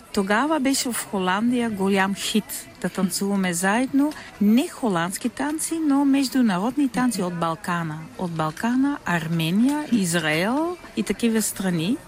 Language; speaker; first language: Bulgarian; non-native, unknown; Dutch